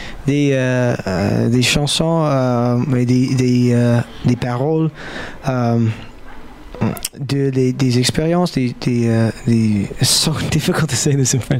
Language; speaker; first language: French; non-native, learner; English